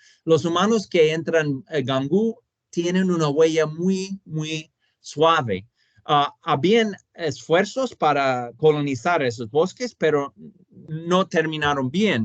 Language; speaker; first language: Spanish; non-native, fluent; English